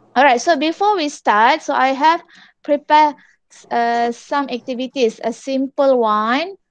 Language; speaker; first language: English; non-native, local second language; Malay